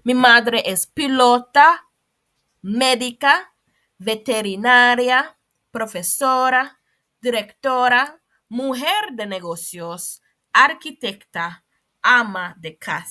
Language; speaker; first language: Spanish; non-native, fluent; English